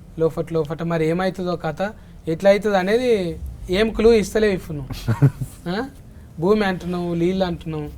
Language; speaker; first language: Telugu; native; Telugu